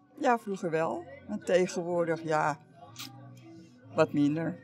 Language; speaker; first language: Dutch; native; Dutch